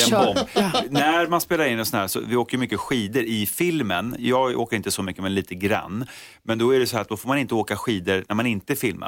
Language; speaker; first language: Swedish; native; Swedish